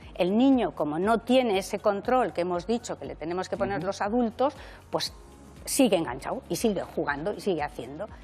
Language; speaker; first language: Spanish; native; Spanish